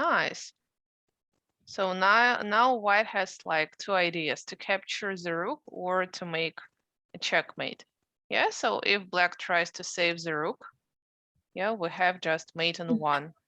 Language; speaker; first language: English; non-native, fluent; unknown